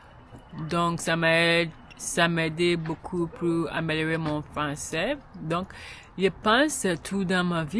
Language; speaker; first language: French; non-native, learner; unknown